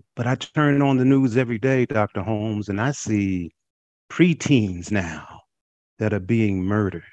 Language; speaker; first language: English; native; English